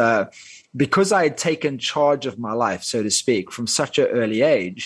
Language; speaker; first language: English; non-native, local second language; Afrikaans